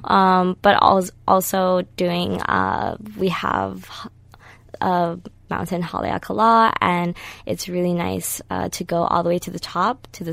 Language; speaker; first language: English; native; English